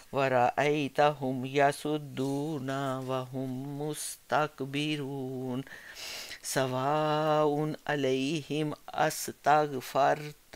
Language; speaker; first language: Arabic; non-native, learner; Hindi